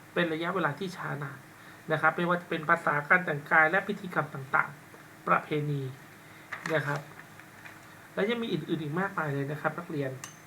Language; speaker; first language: Thai; native; Thai